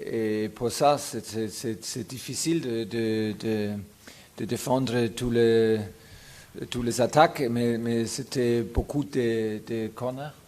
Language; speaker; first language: French; non-native, fluent; German